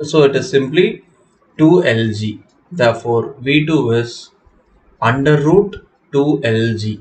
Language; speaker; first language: English; non-native, local second language; Tamil